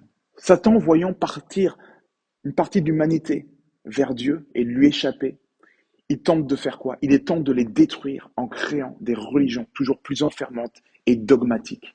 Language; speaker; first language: French; native; French